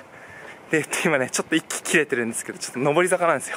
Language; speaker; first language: Japanese; native; Japanese